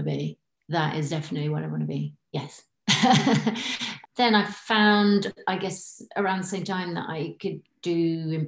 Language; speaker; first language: English; native; English